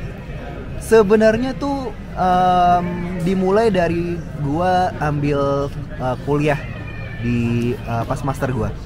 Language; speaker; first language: Indonesian; native; Indonesian